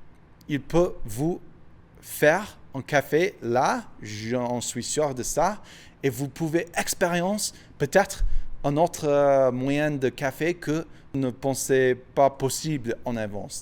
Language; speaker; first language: French; non-native, fluent; English